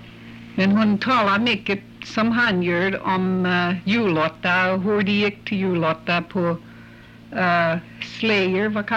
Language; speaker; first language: Swedish; early bilingual, heritage; English